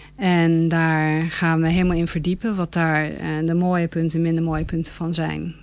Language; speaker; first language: Dutch; early bilingual, heritage; Dutch